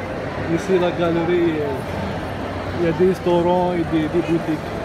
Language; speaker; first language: French; non-native, local second language; Arabic